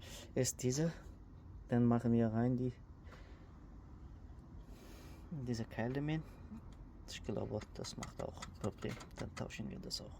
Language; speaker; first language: German; non-native, learner; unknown